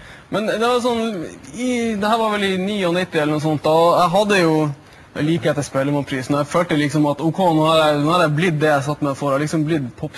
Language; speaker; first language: Norwegian; native; Norwegian